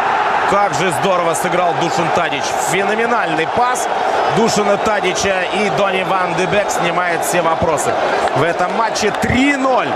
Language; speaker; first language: Russian; native; Russian